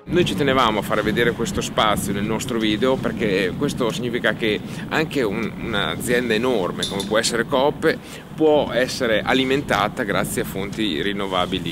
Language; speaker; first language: Italian; native; Italian